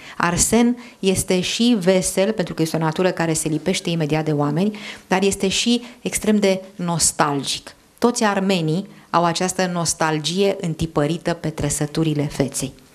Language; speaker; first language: Romanian; native; Romanian